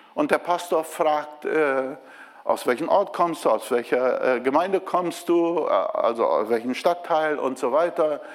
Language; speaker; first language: German; non-native, fluent; Portuguese